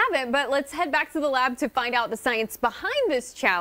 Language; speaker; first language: English; native; English